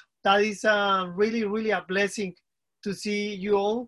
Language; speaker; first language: English; non-native, fluent; Spanish